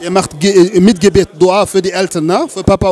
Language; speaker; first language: German; non-native, learner; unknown